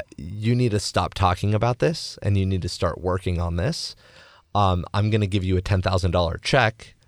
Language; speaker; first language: English; native; English